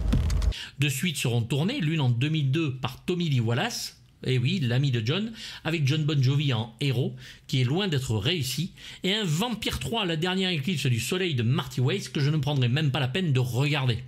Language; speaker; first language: French; native; French